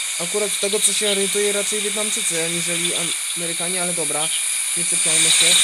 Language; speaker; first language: Polish; native; Polish